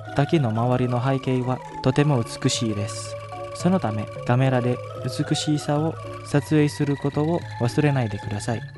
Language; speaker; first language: Japanese; non-native, fluent; Indonesian